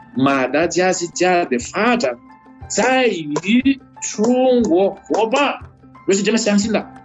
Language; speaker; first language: Chinese; non-native, fluent; Malagasy